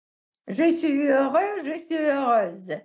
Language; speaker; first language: French; non-native, fluent; Russian